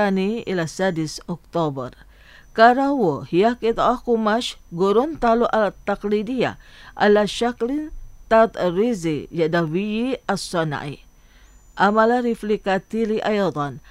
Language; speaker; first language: Arabic; non-native, fluent; Indonesian